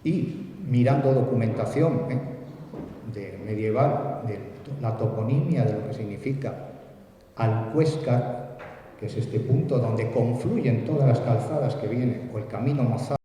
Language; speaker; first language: Spanish; native; Spanish